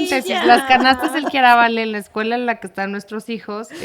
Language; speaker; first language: Spanish; native; Spanish